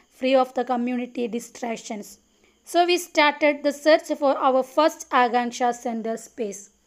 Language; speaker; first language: English; non-native, local second language; Malayalam